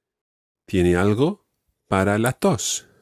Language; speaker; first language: Spanish; non-native, fluent; English